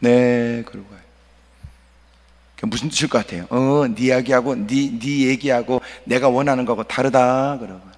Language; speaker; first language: Korean; native; Korean